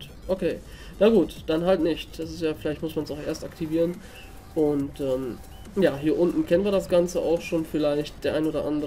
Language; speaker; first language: German; native; German